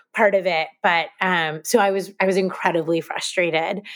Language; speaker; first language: English; native; English